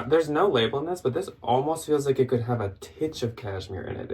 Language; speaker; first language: English; native; English